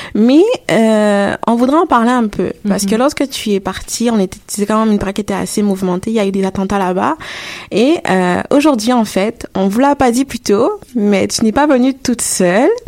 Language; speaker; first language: French; native; French